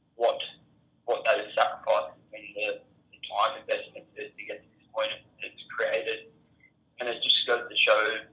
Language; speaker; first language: English; native; English